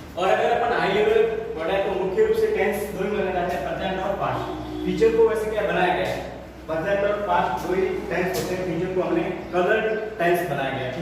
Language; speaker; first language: Hindi; native; Hindi